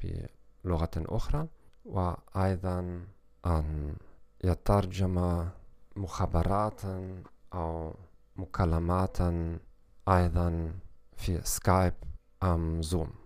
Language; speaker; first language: Arabic; non-native, learner; German